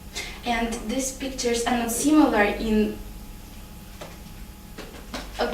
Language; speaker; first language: English; non-native, learner; Russian